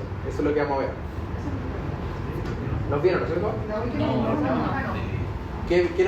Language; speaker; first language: Spanish; native; Spanish